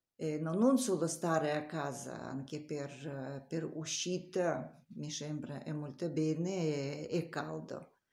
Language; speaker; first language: Italian; non-native, learner; Russian